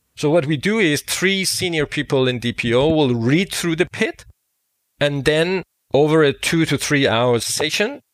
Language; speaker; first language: English; non-native, fluent; Danish